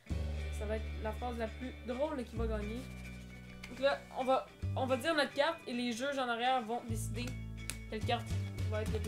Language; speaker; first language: French; native; French